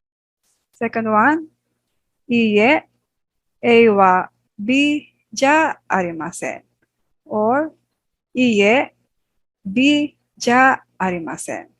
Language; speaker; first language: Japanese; non-native, fluent; Filipino